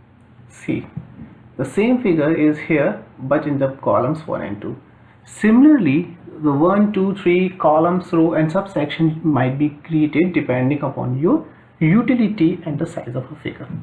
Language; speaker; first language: English; non-native, local second language; Hindi